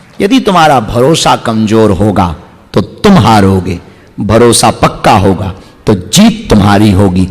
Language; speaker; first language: Hindi; native; Hindi